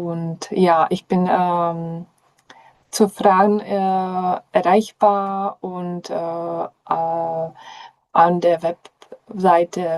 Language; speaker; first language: German; non-native, fluent; Czech